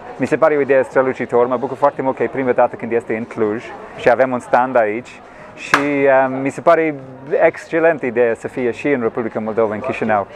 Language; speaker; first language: Romanian; non-native, fluent; English